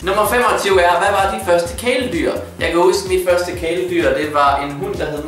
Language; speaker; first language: Danish; native; Danish